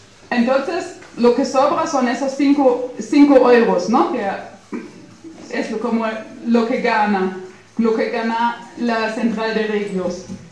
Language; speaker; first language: Spanish; non-native, fluent; German